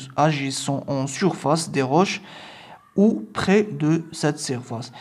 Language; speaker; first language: French; non-native, local second language; Arabic